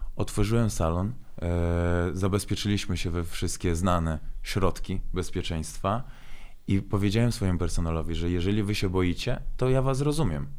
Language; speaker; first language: Polish; non-native, fluent; Azerbaijani